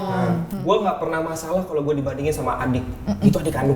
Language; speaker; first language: Indonesian; native; Indonesian